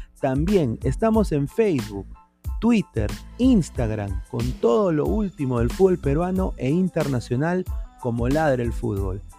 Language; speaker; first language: Spanish; native; Spanish